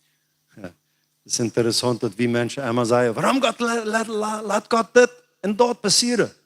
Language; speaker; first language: German; non-native, learner; Plautdietsch